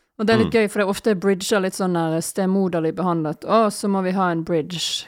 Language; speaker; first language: Norwegian; native; Norwegian